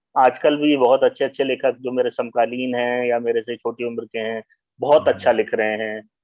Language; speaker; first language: Hindi; native; Hindi